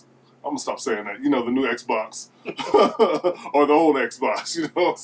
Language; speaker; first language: English; native; English